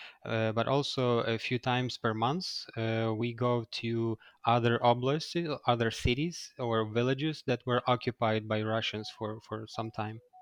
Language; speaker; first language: English; non-native, fluent; Ukrainian